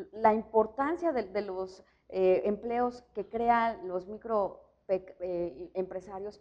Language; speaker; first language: Spanish; native; Spanish